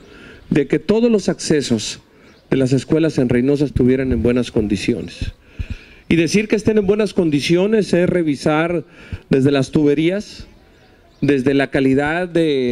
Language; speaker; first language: Spanish; native; Spanish